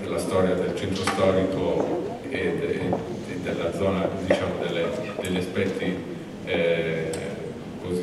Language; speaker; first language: Italian; native; Italian